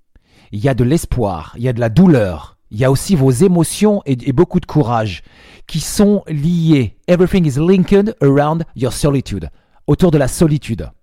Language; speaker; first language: French; native; French